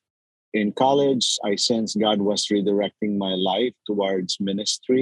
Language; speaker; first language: English; non-native, local second language; Cebuano